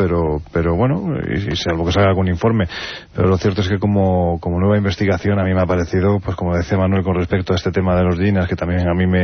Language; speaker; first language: Spanish; native; Spanish